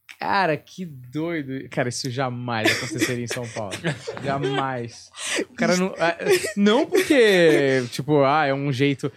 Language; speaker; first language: Portuguese; native; Portuguese